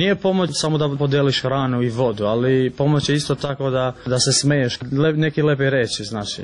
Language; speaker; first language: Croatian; non-native, local second language; Albanian